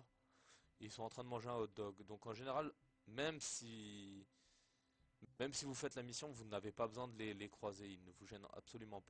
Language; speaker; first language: French; native; French